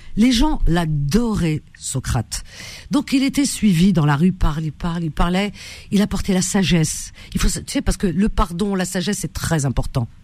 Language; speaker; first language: French; native; French